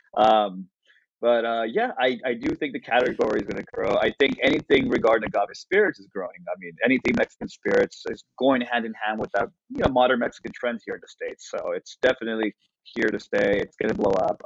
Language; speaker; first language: English; early bilingual, other home language; Spanish